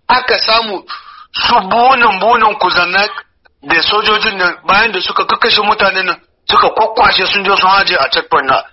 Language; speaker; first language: Hausa; non-native, local second language; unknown